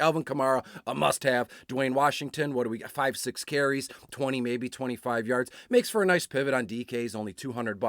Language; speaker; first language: English; native; English